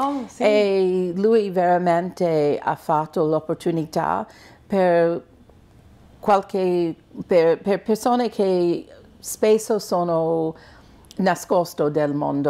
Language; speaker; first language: Italian; non-native, fluent; English